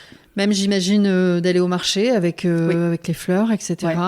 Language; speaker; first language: French; native; French